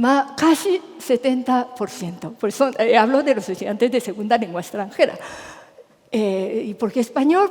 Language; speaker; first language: Spanish; non-native, fluent; Japanese